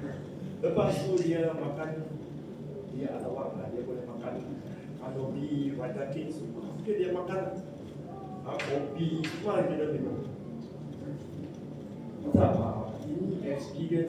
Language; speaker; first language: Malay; non-native, local second language; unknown